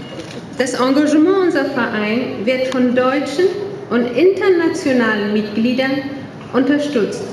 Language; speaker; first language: German; non-native, fluent; Persian